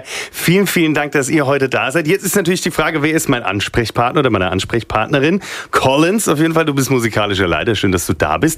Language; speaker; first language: German; native; German